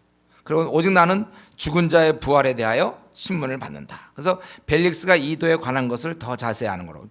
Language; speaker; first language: Korean; native; Korean